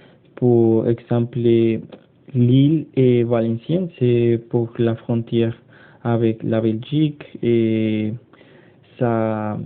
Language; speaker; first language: French; non-native, learner; Spanish